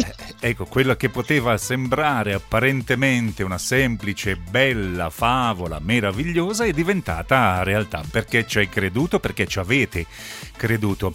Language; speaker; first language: Italian; native; Italian